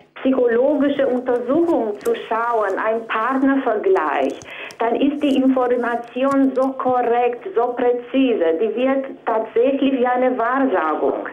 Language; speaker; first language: German; non-native, fluent; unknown